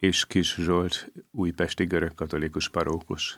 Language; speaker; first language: Hungarian; native; Hungarian